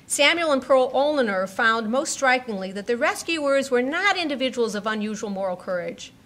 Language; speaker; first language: English; native; English